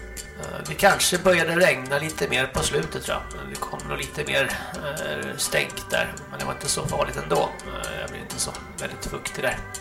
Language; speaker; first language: Swedish; native; Swedish